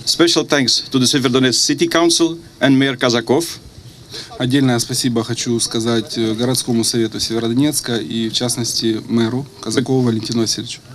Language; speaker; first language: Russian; non-native, fluent; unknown